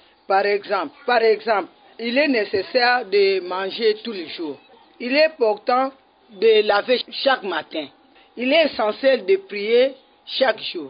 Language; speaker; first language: French; non-native, learner; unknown